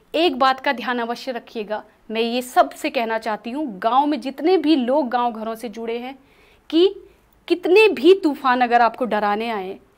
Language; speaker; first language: Hindi; native; Hindi